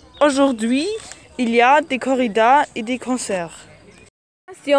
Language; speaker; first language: French; non-native, learner; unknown